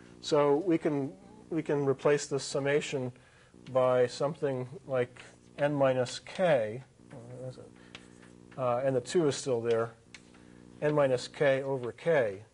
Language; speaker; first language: English; native; English